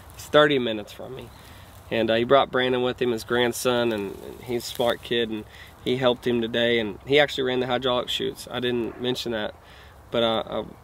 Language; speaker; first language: English; native; English